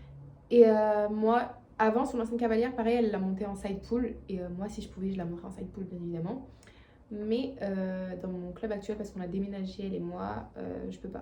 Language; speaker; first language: French; native; French